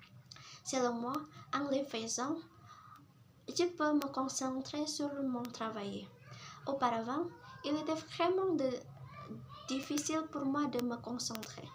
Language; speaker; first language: French; non-native, learner; Indonesian